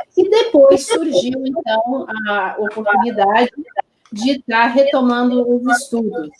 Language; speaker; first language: Portuguese; non-native, local second language; Low German